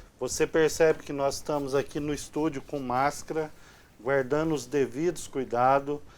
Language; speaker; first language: Portuguese; native; Portuguese